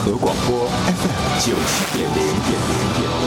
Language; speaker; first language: Chinese; native; Chinese